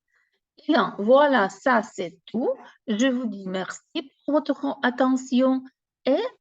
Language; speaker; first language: French; non-native, fluent; Ukrainian